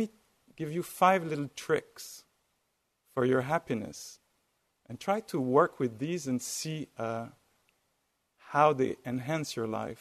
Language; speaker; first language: English; non-native, fluent; French